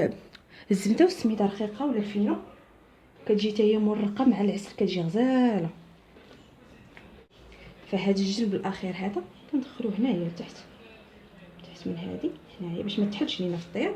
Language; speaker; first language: Arabic; native; Arabic